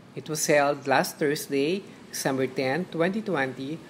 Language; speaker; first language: English; non-native, local second language; Filipino